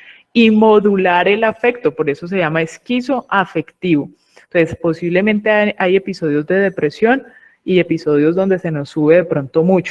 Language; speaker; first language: Spanish; native; Spanish